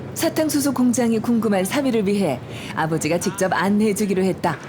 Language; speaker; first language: Korean; native; Korean